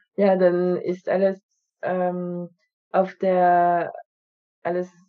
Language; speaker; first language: German; non-native, fluent; French